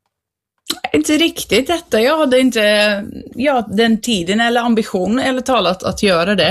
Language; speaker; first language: Swedish; non-native, fluent; Dutch